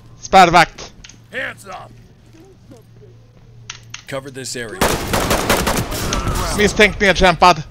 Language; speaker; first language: Swedish; native; Swedish